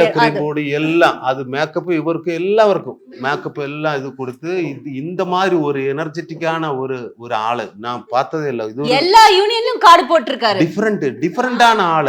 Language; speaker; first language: Tamil; non-native, learner; Malayalam